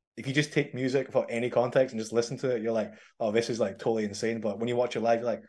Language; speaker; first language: English; native; English